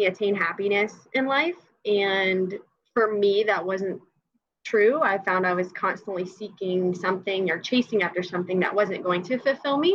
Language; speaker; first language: English; native; English